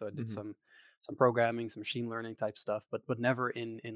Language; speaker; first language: English; non-native, fluent; Dutch